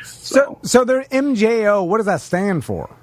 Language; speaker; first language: English; native; English